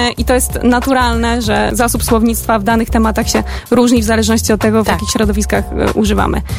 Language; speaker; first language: Polish; native; Polish